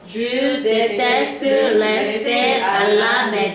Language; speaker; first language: French; non-native, learner; Korean